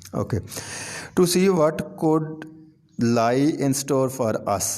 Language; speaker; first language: English; non-native, local second language; Urdu